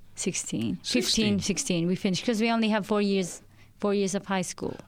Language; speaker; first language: English; non-native, local second language; Filipino